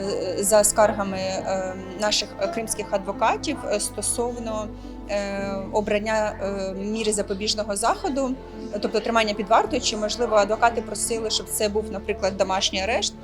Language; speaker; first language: Ukrainian; native; Ukrainian